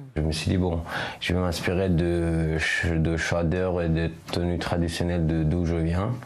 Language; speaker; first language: French; early bilingual, other home language; Persian